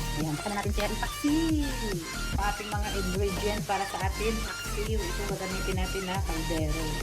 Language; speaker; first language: Filipino; non-native, local second language; Cebuano